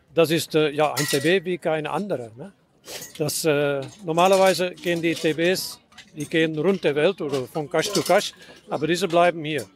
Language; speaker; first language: German; non-native, learner; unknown